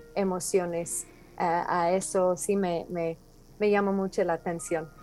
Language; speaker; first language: Spanish; non-native, fluent; English